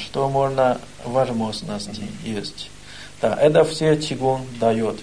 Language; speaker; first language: Russian; non-native, learner; Chinese